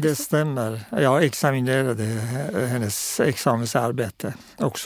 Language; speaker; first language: Swedish; non-native, fluent; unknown